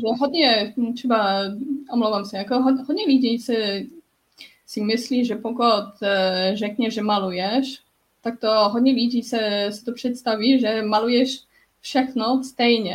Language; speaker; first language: Czech; non-native, learner; Polish